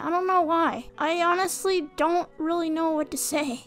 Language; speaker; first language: English; native; English